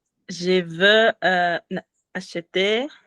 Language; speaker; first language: French; non-native, learner; Portuguese